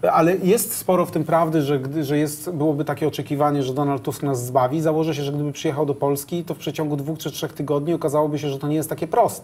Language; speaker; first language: Polish; native; Polish